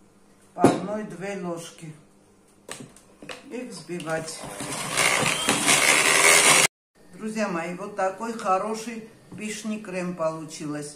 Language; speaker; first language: Russian; non-native, local second language; Armenian